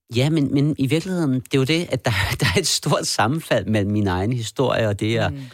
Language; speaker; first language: Danish; early bilingual, other home language; Persian